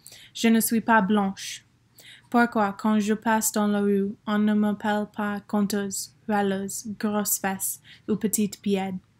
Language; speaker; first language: French; non-native, learner; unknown